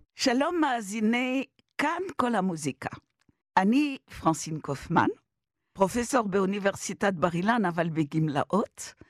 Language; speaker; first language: Hebrew; non-native, fluent; French